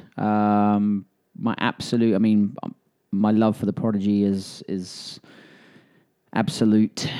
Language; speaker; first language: English; native; English